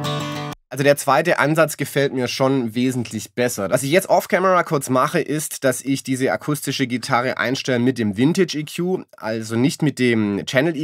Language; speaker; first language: German; native; German